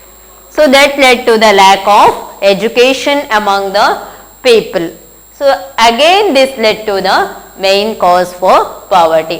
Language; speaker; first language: English; non-native, local second language; Kannada